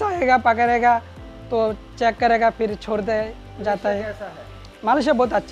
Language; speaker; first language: Hindi; non-native, learner; Bangla